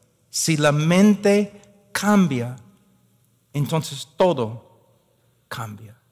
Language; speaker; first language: Spanish; non-native, fluent; English